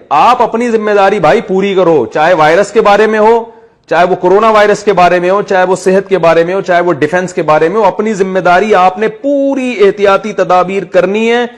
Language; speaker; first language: Urdu; native; Urdu